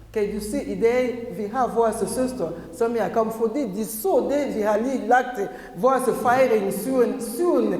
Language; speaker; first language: Danish; non-native, learner; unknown